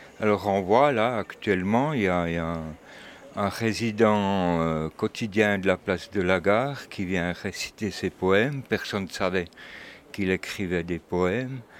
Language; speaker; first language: French; native; French